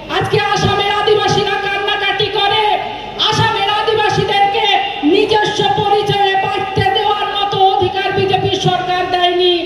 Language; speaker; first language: Bangla; non-native, local second language; Santali